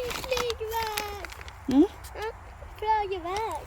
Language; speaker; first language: Swedish; native; Swedish